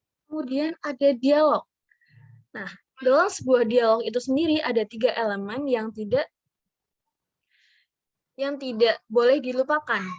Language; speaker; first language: Indonesian; native; Indonesian